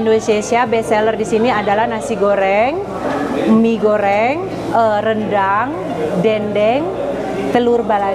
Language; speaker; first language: Indonesian; native; Indonesian